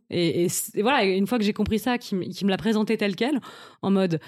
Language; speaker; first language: French; native; French